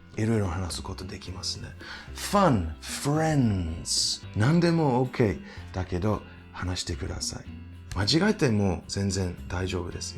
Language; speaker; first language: Japanese; non-native, fluent; English